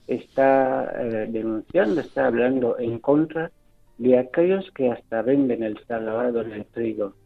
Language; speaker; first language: Spanish; non-native, local second language; Fang